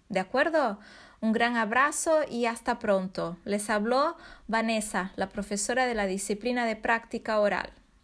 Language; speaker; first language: Spanish; non-native, fluent; Portuguese